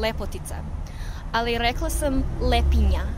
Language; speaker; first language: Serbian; non-native, learner; English